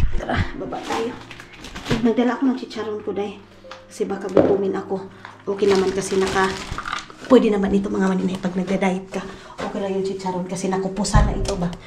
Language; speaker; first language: Filipino; non-native, local second language; Cebuano